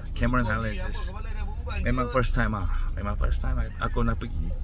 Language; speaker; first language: Malay; non-native, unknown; Korean